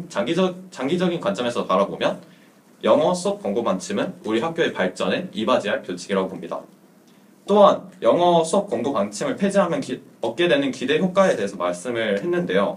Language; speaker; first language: Korean; native; Korean